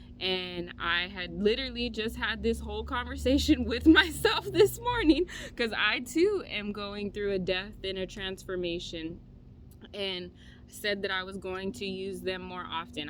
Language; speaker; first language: English; native; English